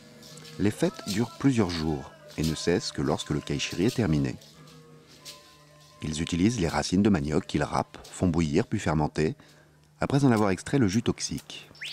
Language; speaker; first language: French; native; French